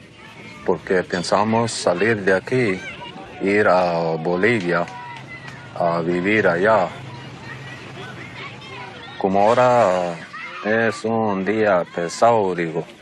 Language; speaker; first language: Spanish; non-native, local second language; Plautdietsch